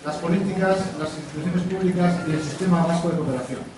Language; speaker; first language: Spanish; native; Spanish